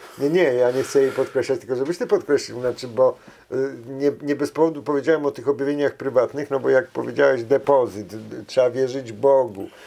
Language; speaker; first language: Polish; native; Polish